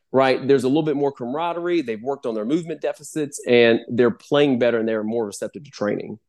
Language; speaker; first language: English; native; English